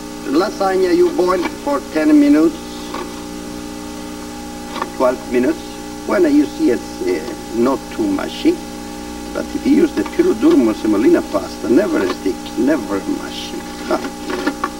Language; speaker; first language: English; non-native, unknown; Italian